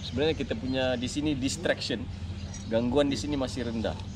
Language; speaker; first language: Malay; native; Malay